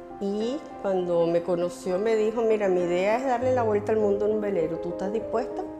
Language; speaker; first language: Spanish; early bilingual, other home language; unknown